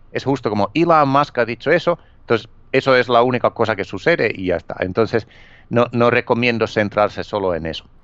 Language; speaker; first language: Spanish; non-native, fluent; Finnish